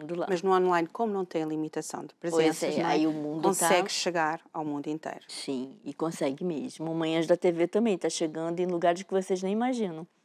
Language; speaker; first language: Portuguese; native; Portuguese